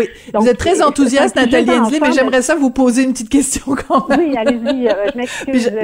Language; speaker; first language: French; native; French